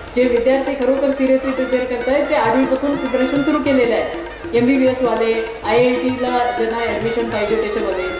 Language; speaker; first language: Marathi; non-native, fluent; Kannada